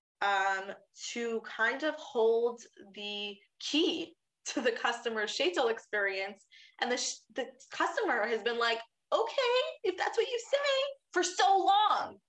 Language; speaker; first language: English; native; English